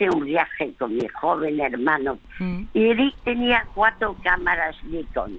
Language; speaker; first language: Spanish; early bilingual, other home language; French